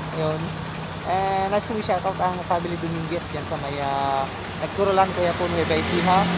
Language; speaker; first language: Filipino; non-native, local second language; Iloko